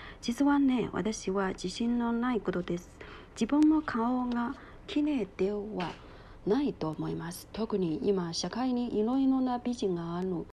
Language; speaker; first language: Japanese; non-native, learner; Chinese